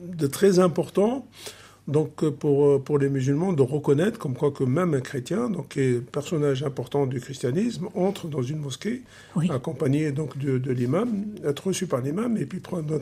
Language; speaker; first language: French; non-native, local second language; Arabic